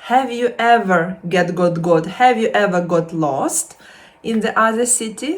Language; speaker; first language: English; non-native, fluent; Ukrainian